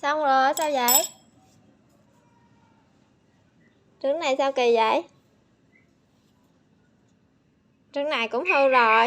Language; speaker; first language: Vietnamese; native; Vietnamese